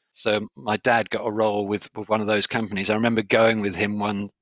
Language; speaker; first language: English; native; English